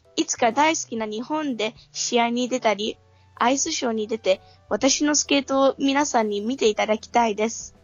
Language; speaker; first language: Japanese; early bilingual, other home language; English